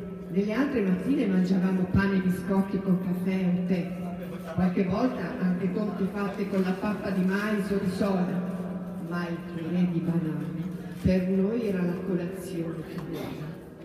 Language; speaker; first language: Italian; non-native, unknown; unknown